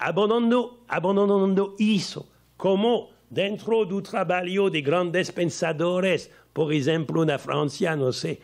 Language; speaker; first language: Portuguese; non-native, learner; French